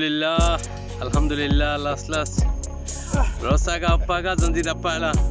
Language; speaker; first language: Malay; non-native, learner; Bangla